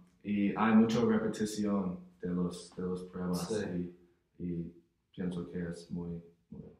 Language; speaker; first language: Spanish; non-native, learner; English